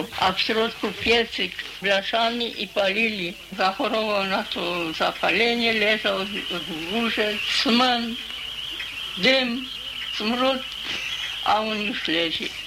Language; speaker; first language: Polish; early bilingual, heritage; Polish